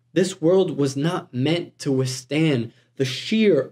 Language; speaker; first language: English; native; English